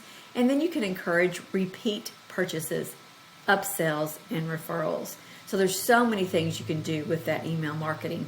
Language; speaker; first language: English; native; English